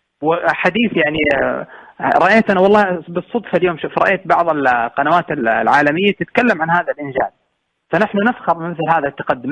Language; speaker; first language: Arabic; native; Arabic